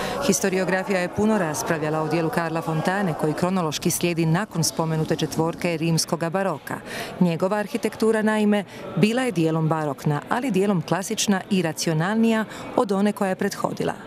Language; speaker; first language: Serbian; native; Serbian